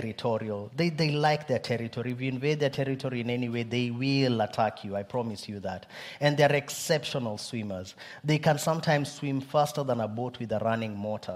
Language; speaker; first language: English; non-native, local second language; Luo (Kenya and Tanzania)